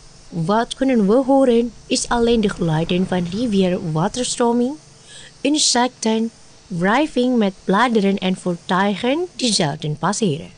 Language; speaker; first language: Dutch; non-native, fluent; Indonesian